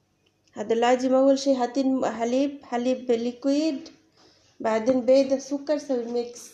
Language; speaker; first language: Arabic; non-native, learner; Bangla